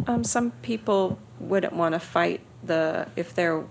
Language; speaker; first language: English; native; English